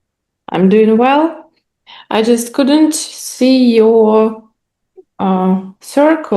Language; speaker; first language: English; non-native, fluent; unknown